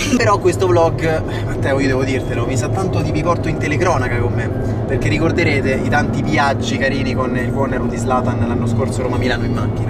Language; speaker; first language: Italian; native; Italian